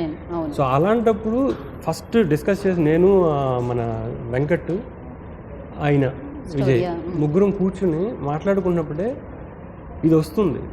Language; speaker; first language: Telugu; native; Telugu